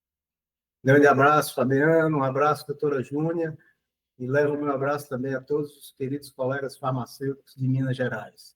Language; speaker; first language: Portuguese; native; Portuguese